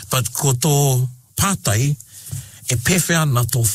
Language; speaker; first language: Māori; non-native, local second language; English